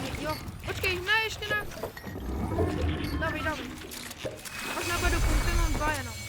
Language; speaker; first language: Czech; native; Czech